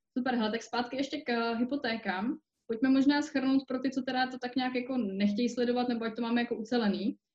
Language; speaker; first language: Czech; native; Czech